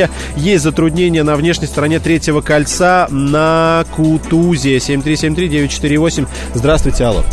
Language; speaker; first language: Russian; native; Russian